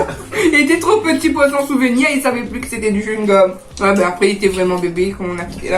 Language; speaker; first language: French; native; French